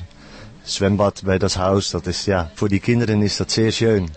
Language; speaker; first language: German; non-native, learner; Dutch